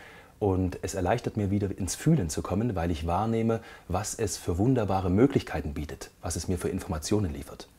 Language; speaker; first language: German; native; German